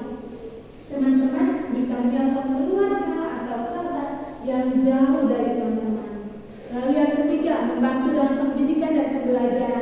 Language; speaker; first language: Indonesian; native; Indonesian